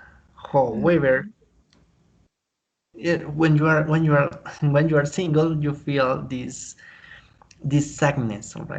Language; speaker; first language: English; non-native, fluent; Spanish